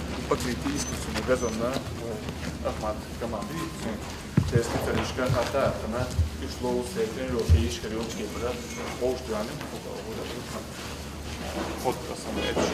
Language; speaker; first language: Russian; non-native, local second language; Chechen